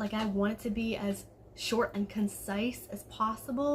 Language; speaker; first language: English; native; English